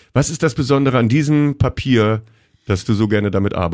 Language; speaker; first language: German; native; German